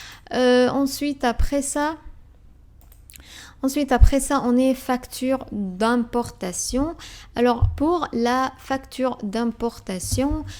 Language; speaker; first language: French; non-native, fluent; Arabic